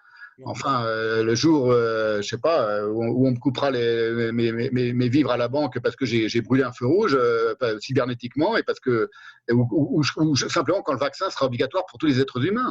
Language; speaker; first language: French; native; French